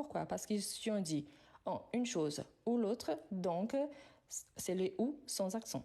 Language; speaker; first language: French; non-native, fluent; Arabic